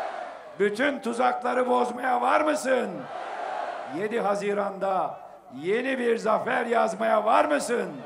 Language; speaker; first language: Turkish; native; Turkish